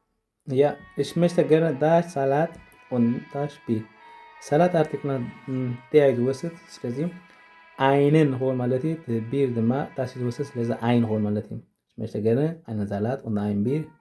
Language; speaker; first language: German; non-native, fluent; Tigrinya